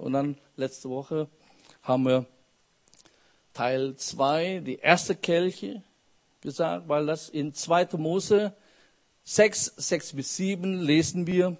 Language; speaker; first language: German; non-native, fluent; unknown